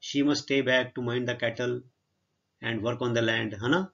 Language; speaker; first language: English; non-native, local second language; Punjabi